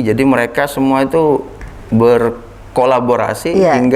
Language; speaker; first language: Indonesian; native; Indonesian